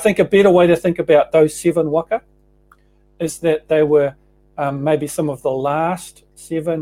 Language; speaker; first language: English; native; English